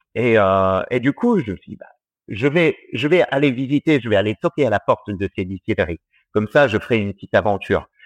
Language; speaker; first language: French; early bilingual, heritage; English